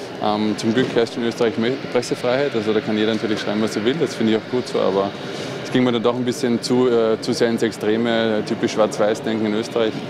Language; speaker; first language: German; native; German